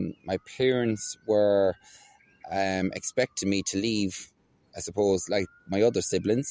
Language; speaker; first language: English; native; English